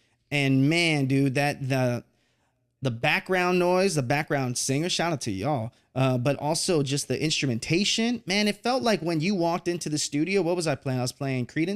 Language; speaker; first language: English; native; English